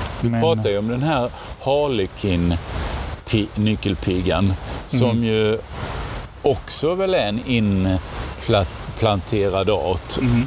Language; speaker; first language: Swedish; native; Swedish